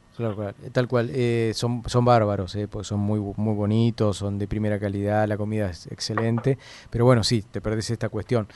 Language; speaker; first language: Spanish; native; Spanish